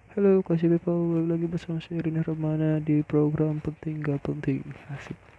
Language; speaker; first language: Indonesian; non-native, local second language; Minangkabau